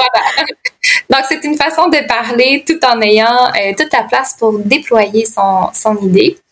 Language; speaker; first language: French; native; French